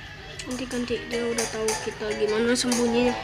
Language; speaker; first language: Indonesian; native; Indonesian